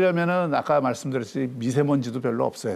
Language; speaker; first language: Korean; native; Korean